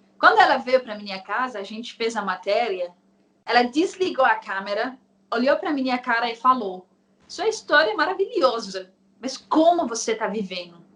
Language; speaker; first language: Portuguese; non-native, fluent; Arabic